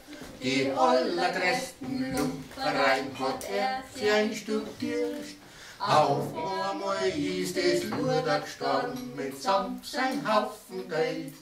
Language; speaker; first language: German; native; German